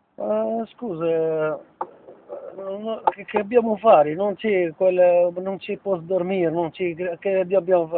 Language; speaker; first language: Italian; non-native, learner; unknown